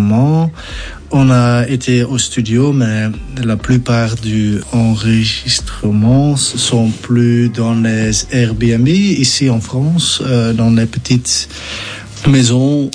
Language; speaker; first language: French; non-native, local second language; Dutch